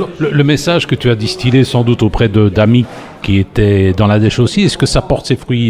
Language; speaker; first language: French; native; French